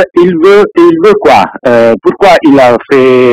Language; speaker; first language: French; non-native, learner; Italian